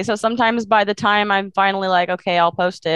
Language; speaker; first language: English; native; English